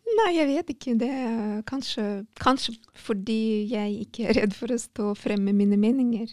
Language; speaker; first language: Norwegian; non-native, fluent; Russian